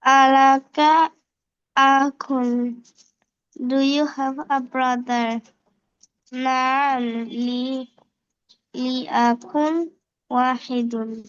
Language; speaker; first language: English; non-native, learner; Bangla